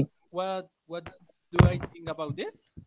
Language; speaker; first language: English; non-native, learner; Spanish